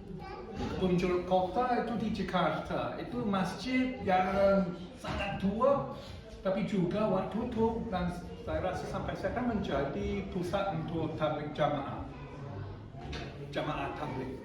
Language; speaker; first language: Indonesian; non-native, fluent; English